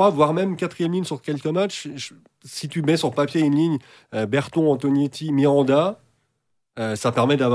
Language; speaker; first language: French; native; French